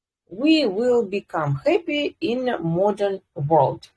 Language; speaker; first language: English; non-native, fluent; Russian